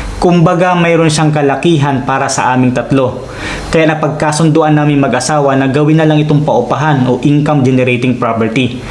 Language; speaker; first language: Filipino; non-native, local second language; Waray